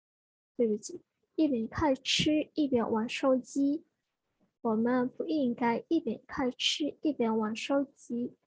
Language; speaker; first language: Chinese; non-native, learner; Indonesian